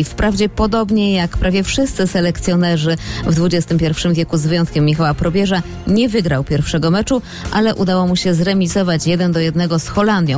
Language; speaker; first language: Polish; native; Polish